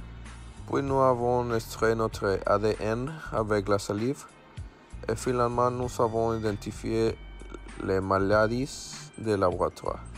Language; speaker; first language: French; non-native, learner; Spanish